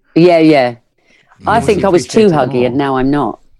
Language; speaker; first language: English; native; English